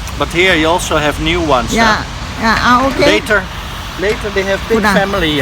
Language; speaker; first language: English; non-native, learner; Dutch